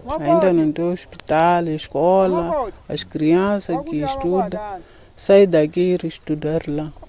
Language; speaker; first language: Portuguese; non-native, local second language; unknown